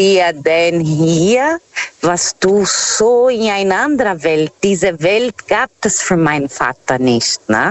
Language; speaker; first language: German; non-native, fluent; Portuguese